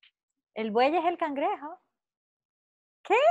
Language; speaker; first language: Spanish; early bilingual, heritage; Spanish